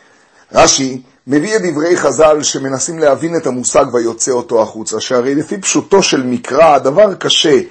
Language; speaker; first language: Hebrew; native; Hebrew